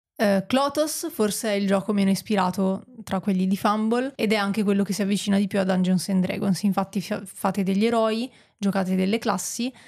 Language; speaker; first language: Italian; native; Italian